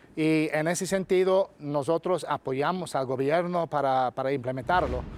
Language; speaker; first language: Spanish; non-native, fluent; English